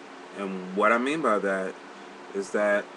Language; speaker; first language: English; native; English